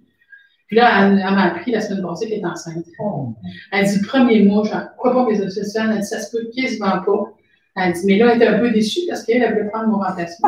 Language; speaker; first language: French; native; French